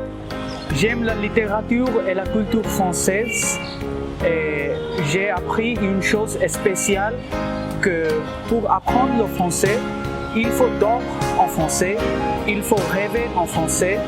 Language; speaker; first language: French; non-native, fluent; Bangla